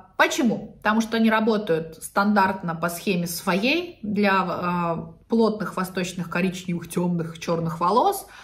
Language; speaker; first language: Russian; native; Russian